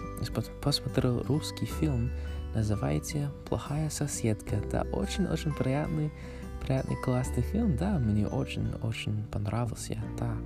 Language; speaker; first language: Russian; non-native, learner; English